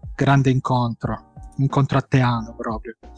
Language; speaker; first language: Italian; native; Italian